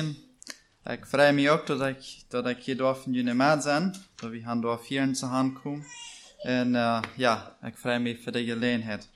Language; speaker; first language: German; non-native, learner; Plautdietsch